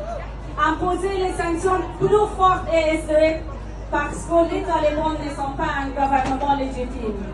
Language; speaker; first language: French; non-native, fluent; Persian